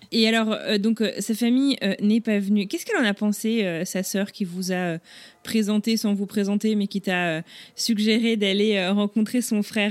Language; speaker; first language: French; native; French